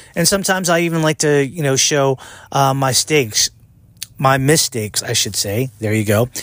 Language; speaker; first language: English; native; English